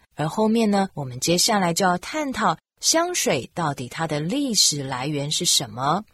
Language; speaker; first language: Chinese; native; Chinese